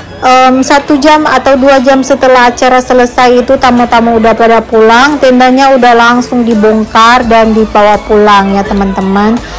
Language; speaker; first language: Indonesian; native; Indonesian